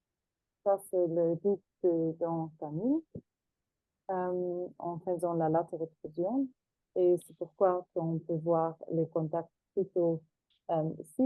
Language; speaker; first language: French; non-native, fluent; German